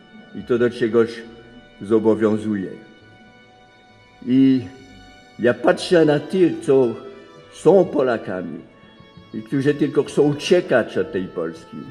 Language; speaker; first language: Polish; non-native, fluent; French